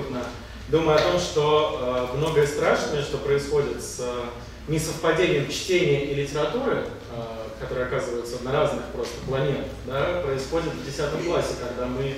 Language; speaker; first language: Russian; native; Russian